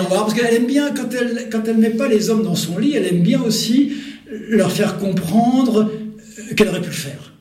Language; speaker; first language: French; native; French